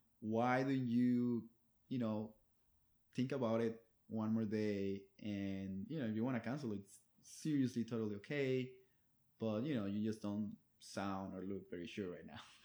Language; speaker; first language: English; non-native, fluent; Spanish